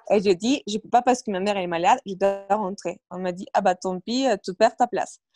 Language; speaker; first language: French; non-native, fluent; Spanish